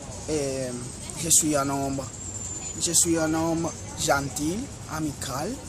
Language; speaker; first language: French; non-native, learner; Spanish